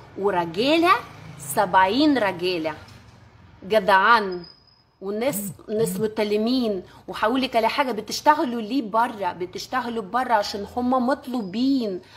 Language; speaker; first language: Arabic; non-native, learner; Russian